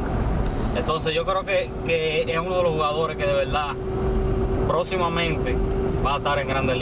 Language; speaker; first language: Spanish; native; Spanish